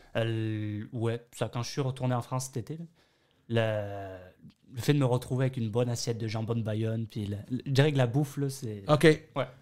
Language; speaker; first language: French; native; French